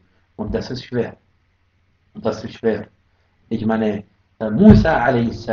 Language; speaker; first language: German; non-native, fluent; Arabic